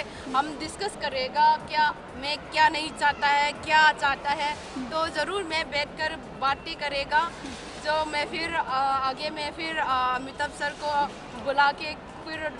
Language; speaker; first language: Hindi; non-native, local second language; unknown